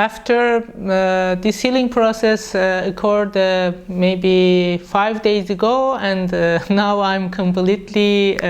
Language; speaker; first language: English; non-native, learner; Persian